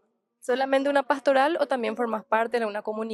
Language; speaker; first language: Spanish; native; Spanish